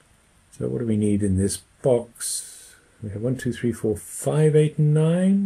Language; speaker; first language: English; native; English